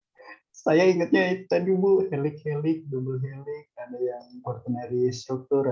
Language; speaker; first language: Indonesian; native; Indonesian